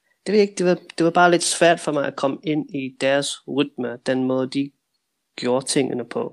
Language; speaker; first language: Danish; early bilingual, heritage; Danish